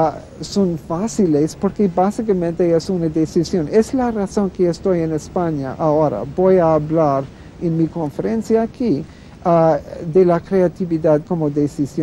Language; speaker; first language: Spanish; non-native, fluent; English